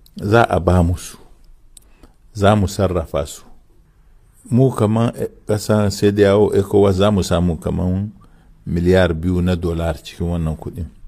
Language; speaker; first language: Hausa; non-native, local second language; Arabic